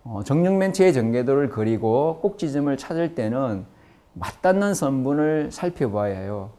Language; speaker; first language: Korean; native; Korean